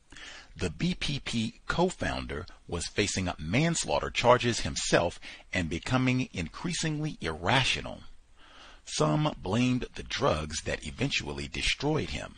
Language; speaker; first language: English; native; English